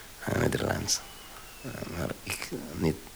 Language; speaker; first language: Dutch; non-native, learner; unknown